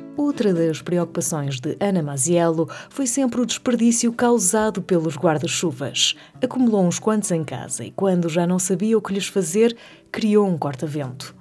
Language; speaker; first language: Portuguese; native; Portuguese